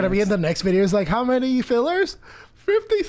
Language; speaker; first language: English; native; English